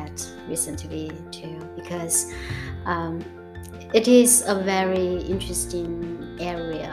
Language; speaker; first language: English; non-native, fluent; Chinese